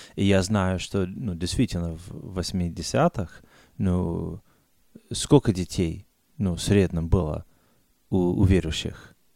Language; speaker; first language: Russian; non-native, fluent; English